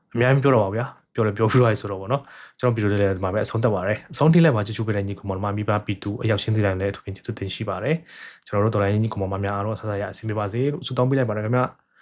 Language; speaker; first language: Burmese; native; Burmese